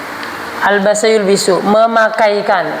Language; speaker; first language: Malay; non-native, local second language; Javanese